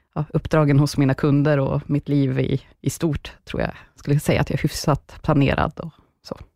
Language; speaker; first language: Swedish; native; Swedish